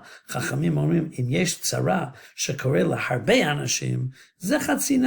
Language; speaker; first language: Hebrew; non-native, fluent; English